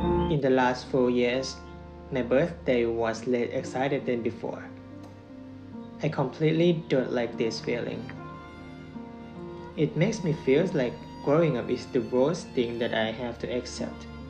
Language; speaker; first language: English; non-native, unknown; Thai